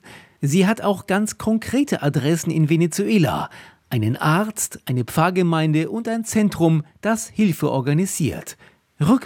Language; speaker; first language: German; native; German